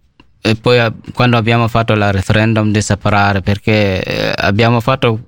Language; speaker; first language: Italian; non-native, learner; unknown